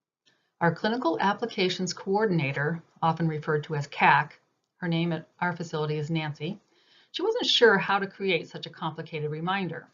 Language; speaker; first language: English; native; English